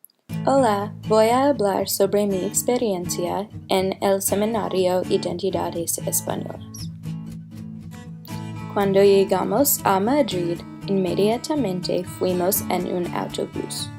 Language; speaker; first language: Spanish; non-native, learner; English